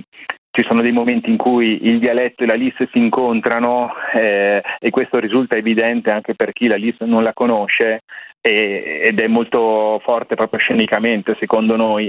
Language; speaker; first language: Italian; native; Italian